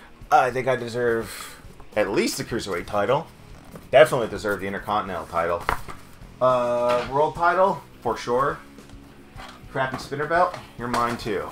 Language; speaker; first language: English; native; English